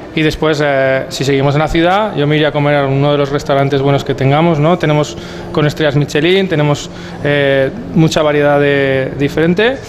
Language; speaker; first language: Spanish; native; Spanish